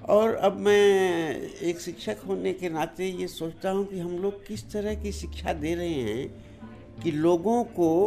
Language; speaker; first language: Hindi; native; Hindi